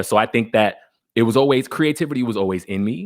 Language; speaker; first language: English; native; English